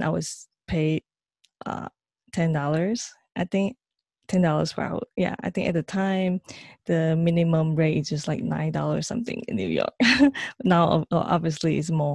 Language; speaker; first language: English; non-native, local second language; Chinese